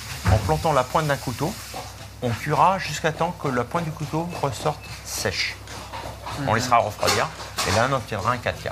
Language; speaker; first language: French; native; French